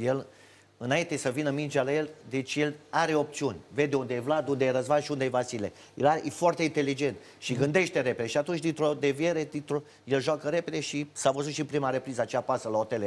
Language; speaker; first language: Romanian; native; Romanian